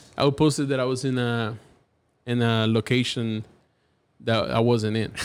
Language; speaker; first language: English; non-native, fluent; Spanish